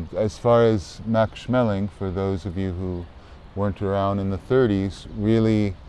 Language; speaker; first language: English; native; English